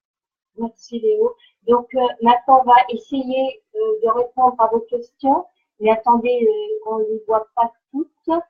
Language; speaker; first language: French; native; French